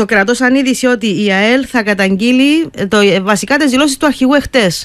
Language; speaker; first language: Greek; native; Greek